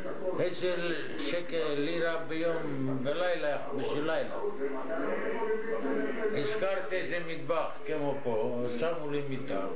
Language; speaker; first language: Hebrew; non-native, fluent; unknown